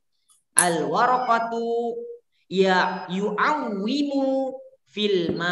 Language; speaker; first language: Arabic; non-native, learner; Indonesian